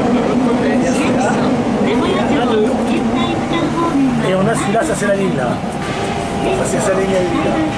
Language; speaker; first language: French; native; French